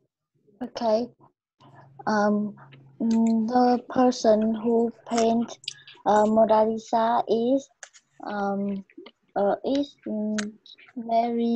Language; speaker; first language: English; non-native, learner; Vietnamese